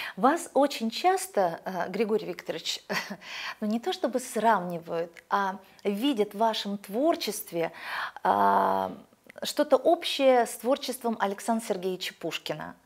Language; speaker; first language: Russian; native; Russian